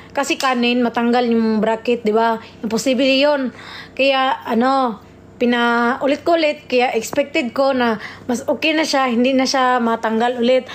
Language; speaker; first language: Filipino; non-native, local second language; Cebuano